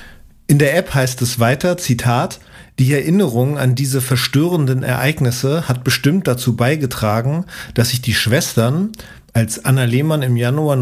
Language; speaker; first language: German; native; German